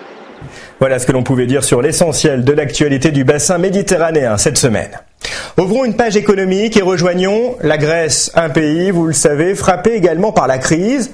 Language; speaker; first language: French; native; French